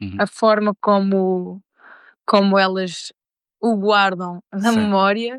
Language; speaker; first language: Portuguese; native; Portuguese